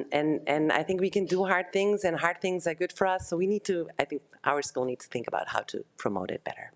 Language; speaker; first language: English; non-native, fluent; German